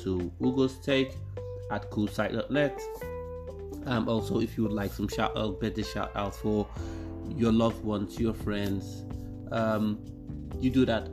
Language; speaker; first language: English; non-native, local second language; Igbo